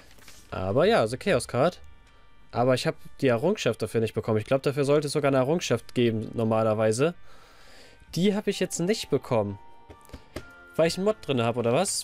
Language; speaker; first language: German; native; German